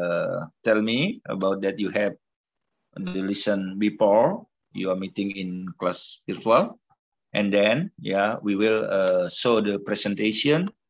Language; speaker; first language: English; non-native, learner; Indonesian